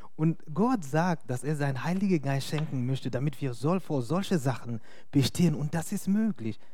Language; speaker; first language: German; non-native, fluent; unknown